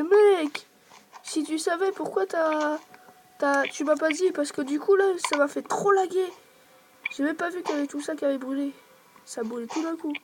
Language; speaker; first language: French; native; French